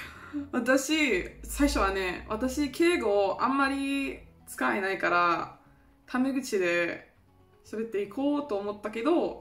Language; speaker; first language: Japanese; non-native, fluent; German